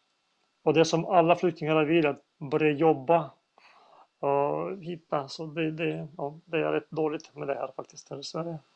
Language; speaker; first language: Swedish; non-native, fluent; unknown